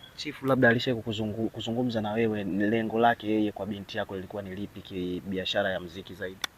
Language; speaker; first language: Swahili; native; Swahili